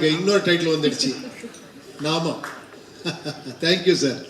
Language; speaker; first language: Tamil; non-native, learner; Kannada